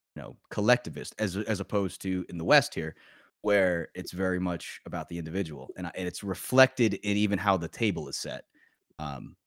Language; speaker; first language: English; early bilingual, other home language; Korean